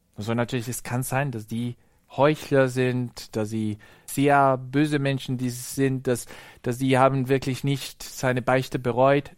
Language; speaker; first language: German; non-native, fluent; Spanish